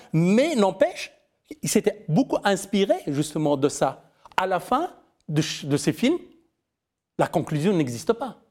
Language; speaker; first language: French; non-native, fluent; Persian